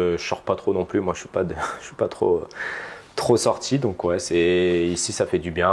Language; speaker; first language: French; native; French